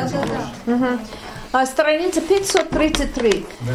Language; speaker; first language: Russian; non-native, learner; English